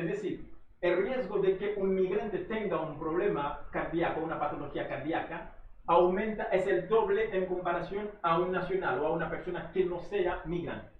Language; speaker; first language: Spanish; non-native, fluent; Haitian Creole